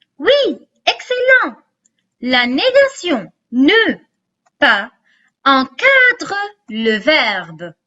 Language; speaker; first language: French; non-native, local second language; Arabic